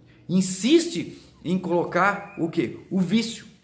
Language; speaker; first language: Portuguese; native; Portuguese